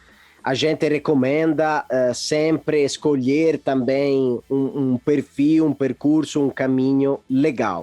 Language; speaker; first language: Portuguese; non-native, fluent; Italian